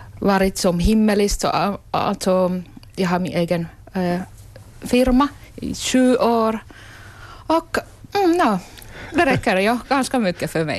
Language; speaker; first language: Swedish; non-native, local second language; Finnish